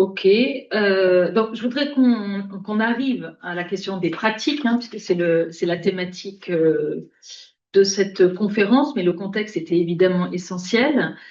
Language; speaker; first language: French; native; French